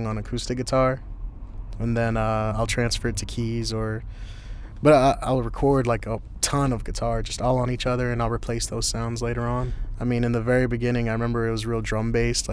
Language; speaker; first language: English; native; English